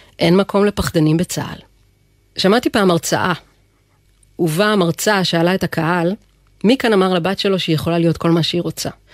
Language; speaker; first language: Hebrew; native; Hebrew